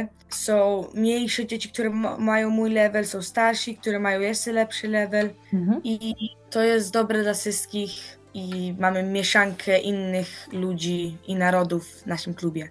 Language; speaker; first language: Polish; early bilingual, heritage; Polish